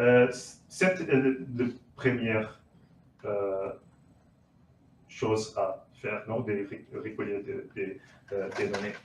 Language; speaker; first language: French; non-native, learner; Portuguese